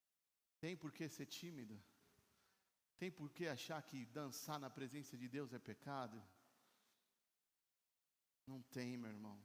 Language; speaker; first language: Portuguese; native; Portuguese